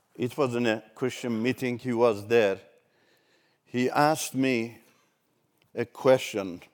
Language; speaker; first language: English; non-native, fluent; Turkish